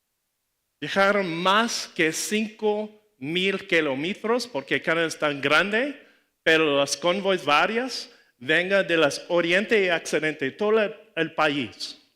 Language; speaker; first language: Spanish; non-native, learner; English